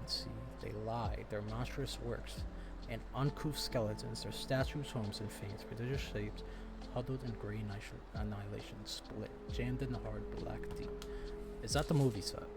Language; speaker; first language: English; native; English